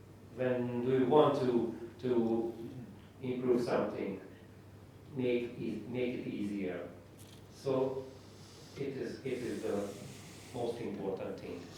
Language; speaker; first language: English; non-native, learner; Hungarian